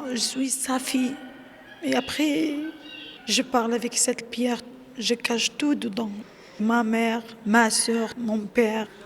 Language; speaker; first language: French; non-native, learner; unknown